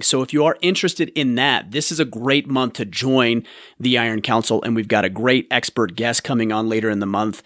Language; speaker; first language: English; native; English